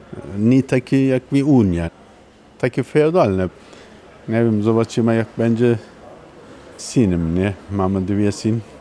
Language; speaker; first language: Polish; non-native, learner; Turkish